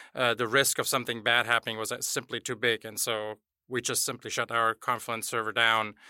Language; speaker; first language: English; non-native, fluent; German